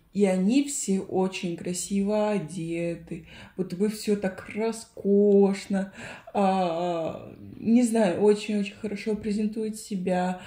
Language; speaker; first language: Russian; non-native, fluent; Spanish